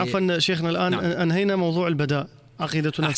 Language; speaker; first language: Arabic; native; Arabic